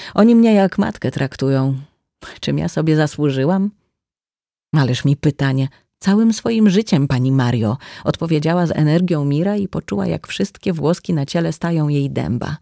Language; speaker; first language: Polish; native; Polish